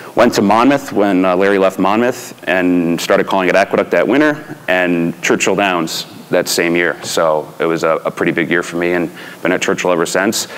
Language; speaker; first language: English; native; English